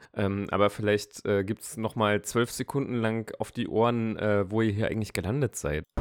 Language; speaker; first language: German; non-native, fluent; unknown